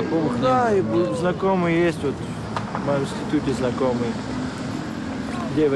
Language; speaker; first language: Russian; native; Russian